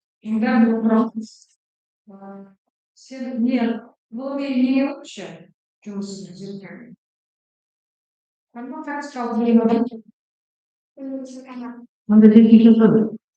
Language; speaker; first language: Russian; non-native, local second language; Kazakh